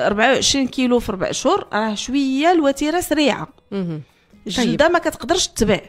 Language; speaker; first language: Arabic; native; Arabic